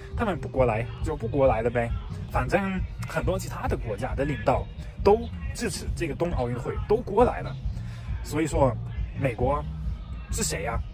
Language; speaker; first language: Chinese; non-native, fluent; German